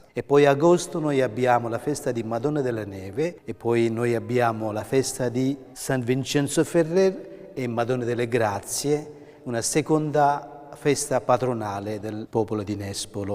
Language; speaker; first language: Italian; non-native, fluent; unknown